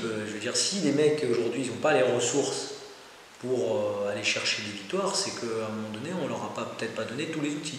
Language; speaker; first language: French; native; French